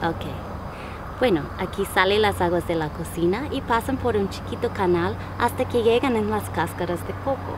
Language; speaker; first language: Spanish; non-native, learner; English